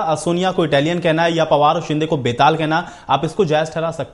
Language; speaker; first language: Hindi; native; Hindi